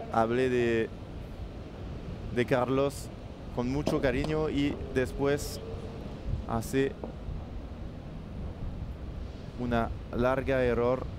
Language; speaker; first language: Spanish; non-native, learner; French